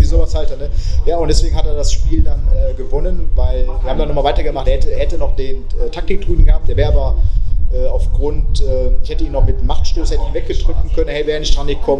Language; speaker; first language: German; native; German